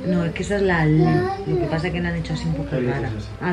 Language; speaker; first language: Spanish; native; Spanish